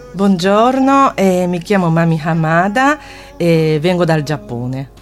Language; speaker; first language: Italian; non-native, fluent; Japanese